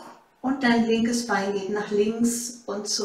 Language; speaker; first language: German; native; German